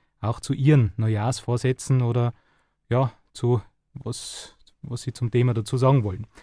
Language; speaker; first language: German; native; German